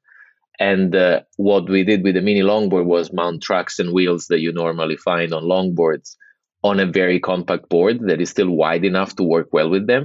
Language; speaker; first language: English; non-native, fluent; Italian